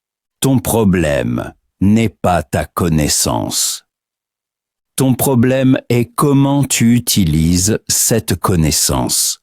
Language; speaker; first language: French; non-native, fluent; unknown